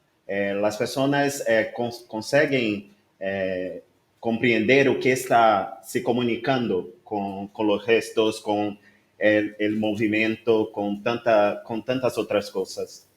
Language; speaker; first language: Spanish; non-native, learner; Portuguese